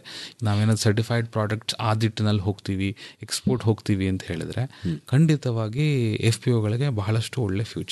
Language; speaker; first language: Kannada; native; Kannada